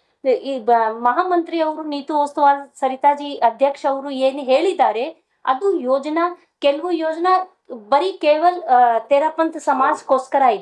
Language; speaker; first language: Kannada; non-native, local second language; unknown